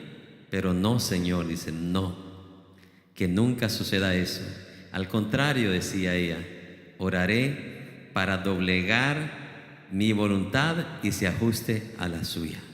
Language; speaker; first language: Spanish; native; Spanish